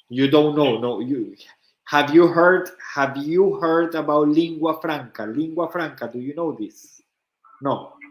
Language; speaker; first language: English; non-native, fluent; Spanish